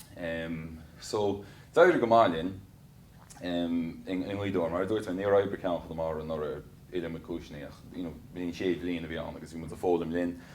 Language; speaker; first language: Irish; native; Irish